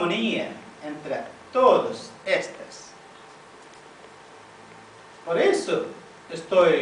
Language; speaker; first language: Spanish; non-native, fluent; Tamil